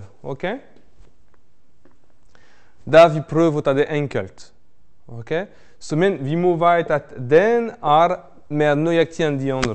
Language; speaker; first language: Norwegian; non-native, fluent; French